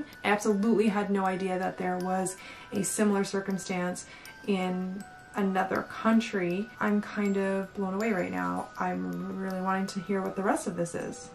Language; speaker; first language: English; native; English